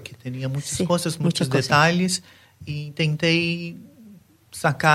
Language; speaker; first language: Spanish; non-native, learner; Portuguese